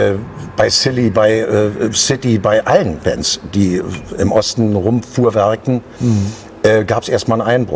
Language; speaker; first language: German; native; German